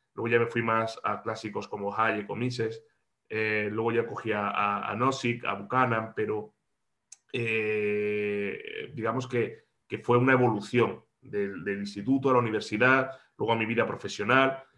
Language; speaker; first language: Spanish; native; Spanish